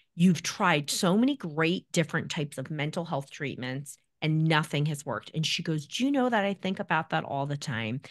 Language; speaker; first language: English; native; English